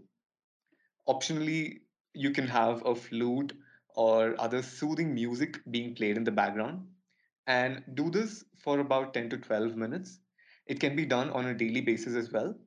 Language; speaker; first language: English; non-native, local second language; Kannada